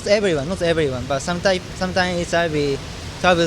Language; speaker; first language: English; non-native, learner; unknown